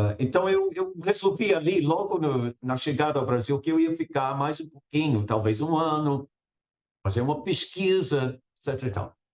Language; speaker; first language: Portuguese; non-native, fluent; English